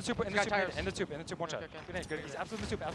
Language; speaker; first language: English; native; English